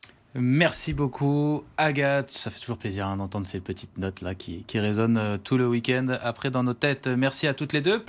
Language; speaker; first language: French; native; French